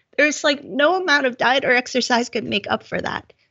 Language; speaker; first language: English; non-native, local second language; Cantonese